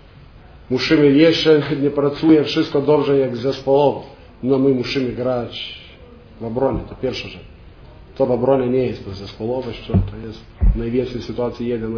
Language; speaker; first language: Polish; non-native, learner; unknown